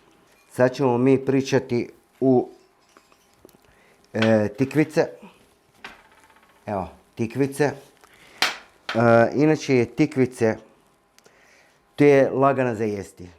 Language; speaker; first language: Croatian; non-native, fluent; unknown